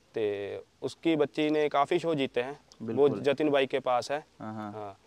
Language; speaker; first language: Hindi; native; Hindi